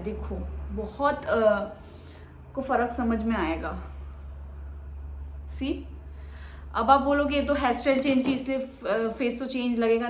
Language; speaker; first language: Hindi; native; Hindi